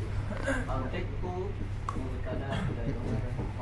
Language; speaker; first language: Arabic; non-native, learner; Indonesian